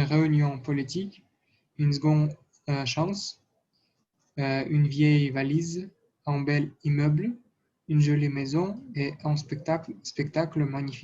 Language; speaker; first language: French; non-native, learner; Russian